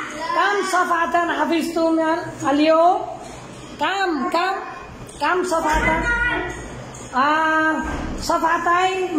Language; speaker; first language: Arabic; non-native, learner; Bangla